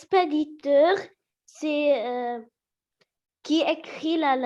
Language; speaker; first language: French; non-native, local second language; Arabic